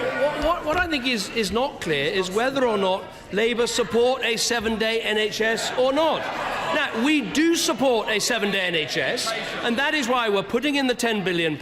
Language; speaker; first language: English; native; English